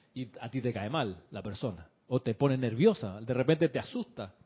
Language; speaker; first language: Spanish; native; Spanish